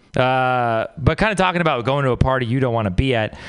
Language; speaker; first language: English; native; English